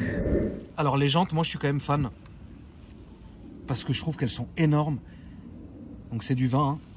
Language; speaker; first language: French; native; French